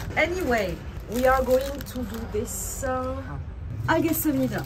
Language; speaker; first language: English; non-native, learner; French